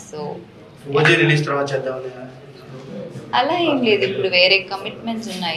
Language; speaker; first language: Telugu; non-native, fluent; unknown